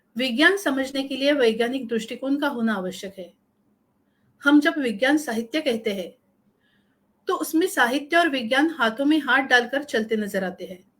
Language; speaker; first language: Hindi; non-native, local second language; Marathi